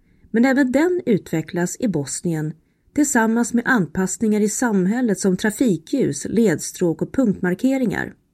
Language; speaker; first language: Swedish; native; Swedish